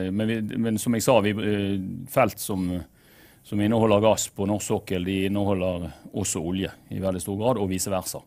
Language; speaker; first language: Norwegian; native; Norwegian